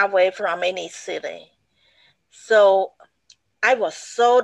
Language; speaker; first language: English; non-native, fluent; Khmer